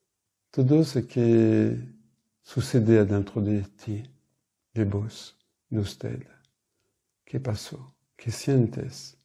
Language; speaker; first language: Spanish; non-native, fluent; French